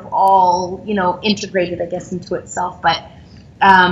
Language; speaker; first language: English; native; English